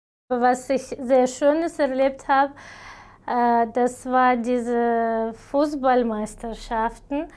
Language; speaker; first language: German; non-native, fluent; Romanian